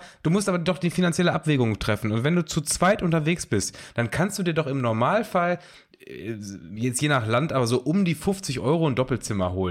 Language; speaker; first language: German; native; German